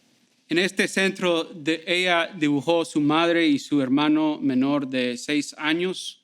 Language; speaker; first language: Spanish; early bilingual, heritage; Spanish